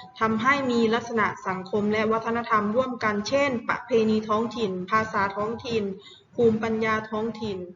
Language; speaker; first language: Thai; native; Thai